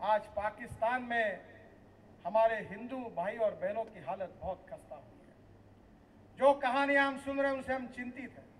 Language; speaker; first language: Hindi; non-native, local second language; Marathi